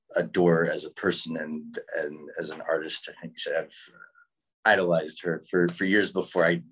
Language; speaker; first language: English; native; English